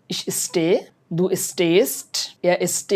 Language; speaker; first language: German; non-native, fluent; Bangla